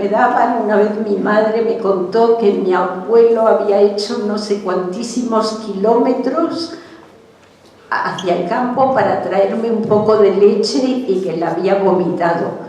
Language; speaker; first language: Spanish; early bilingual, other home language; Hungarian